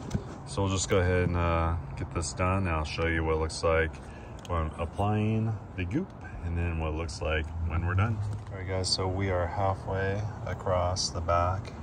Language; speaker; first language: English; native; English